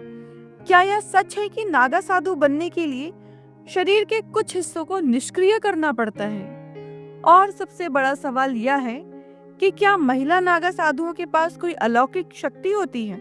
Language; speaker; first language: Hindi; native; Hindi